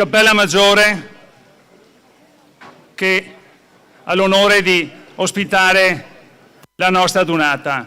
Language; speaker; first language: Italian; native; Italian